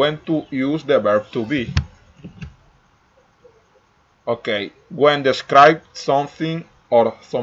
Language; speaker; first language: English; non-native, learner; Spanish